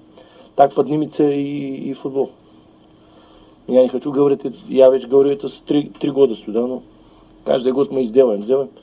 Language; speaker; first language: Russian; non-native, learner; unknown